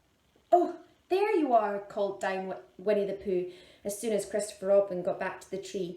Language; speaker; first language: English; native; English